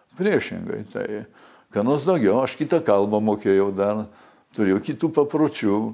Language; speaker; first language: Lithuanian; early bilingual, heritage; Lithuanian